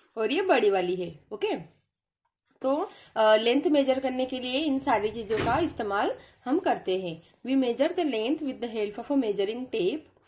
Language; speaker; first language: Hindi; non-native, local second language; Marathi